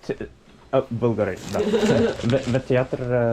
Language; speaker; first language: Russian; non-native, learner; Norwegian